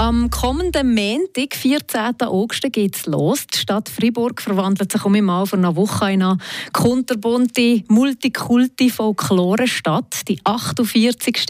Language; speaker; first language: German; native; German